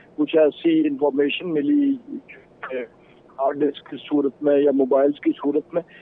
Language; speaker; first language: Urdu; native; Urdu